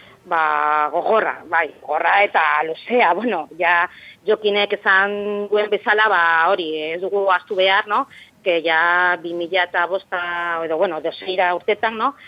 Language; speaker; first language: Basque; non-native, local second language; Spanish